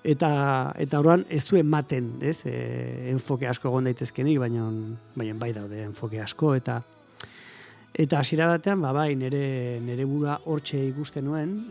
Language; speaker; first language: Basque; native; Basque